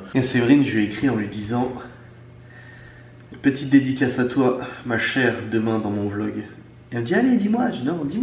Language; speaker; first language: French; native; French